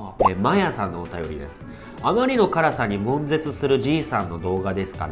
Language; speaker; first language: Japanese; native; Japanese